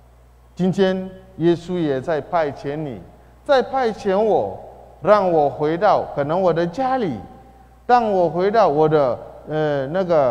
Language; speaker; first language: Chinese; non-native, fluent; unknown